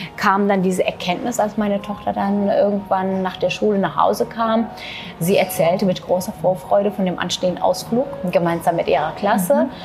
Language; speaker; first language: German; non-native, fluent; Turkish